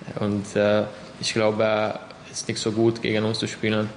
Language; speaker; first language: German; non-native, learner; Hungarian